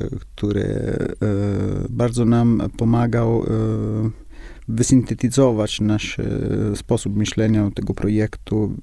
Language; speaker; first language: Polish; non-native, learner; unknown